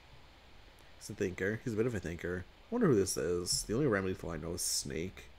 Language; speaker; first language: English; native; English